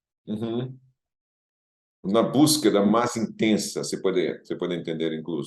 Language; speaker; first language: Spanish; non-native, fluent; Portuguese